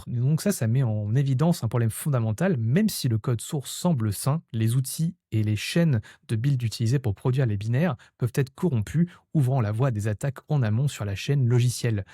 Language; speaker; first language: French; native; French